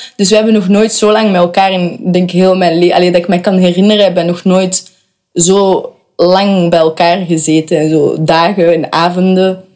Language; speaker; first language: Dutch; native; Dutch